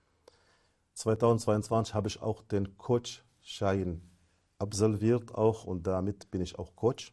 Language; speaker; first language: German; non-native, fluent; Arabic